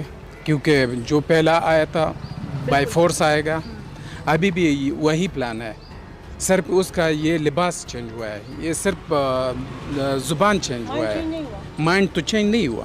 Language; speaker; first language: Hindi; non-native, fluent; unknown